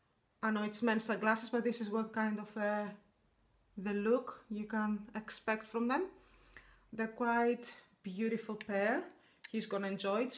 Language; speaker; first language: English; non-native, fluent; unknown